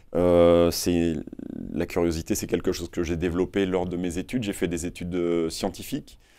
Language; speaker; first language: French; native; French